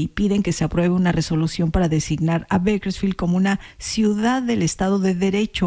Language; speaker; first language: Spanish; native; Spanish